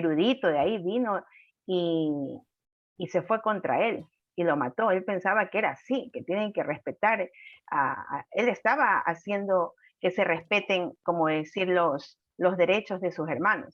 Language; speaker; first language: Spanish; native; Spanish